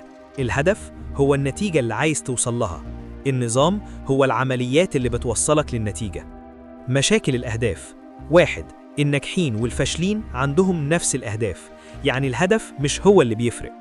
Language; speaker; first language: Arabic; native; Arabic